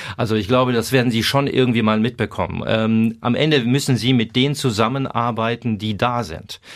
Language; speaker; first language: German; native; German